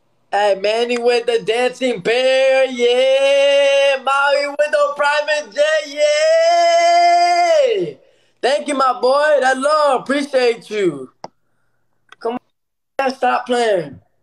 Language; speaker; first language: English; early bilingual, other home language; Spanish